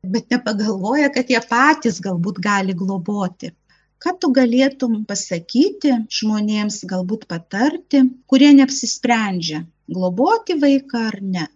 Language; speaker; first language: Lithuanian; native; Lithuanian